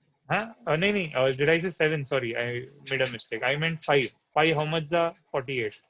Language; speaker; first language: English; non-native, local second language; Hindi